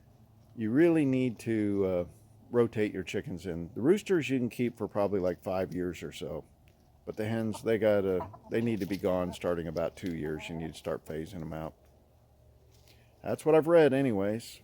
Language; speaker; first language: English; native; English